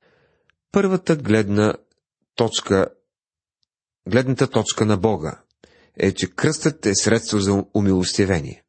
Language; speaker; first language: Bulgarian; native; Bulgarian